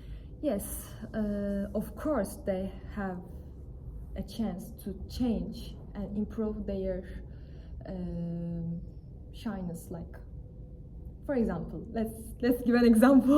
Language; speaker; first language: English; non-native, fluent; Turkish